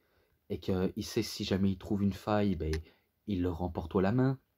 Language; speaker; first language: French; native; French